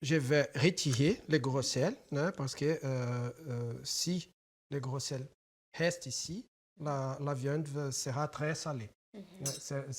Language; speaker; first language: French; non-native, fluent; Portuguese